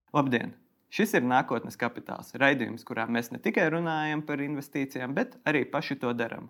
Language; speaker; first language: Latvian; native; Latvian